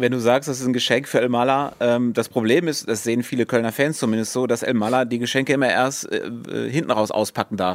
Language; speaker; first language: German; native; German